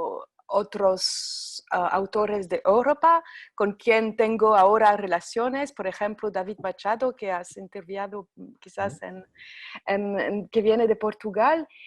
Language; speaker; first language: Spanish; non-native, fluent; French